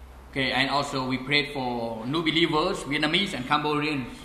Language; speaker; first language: English; non-native, fluent; Khmer